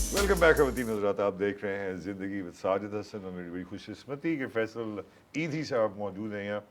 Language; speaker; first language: Urdu; native; Urdu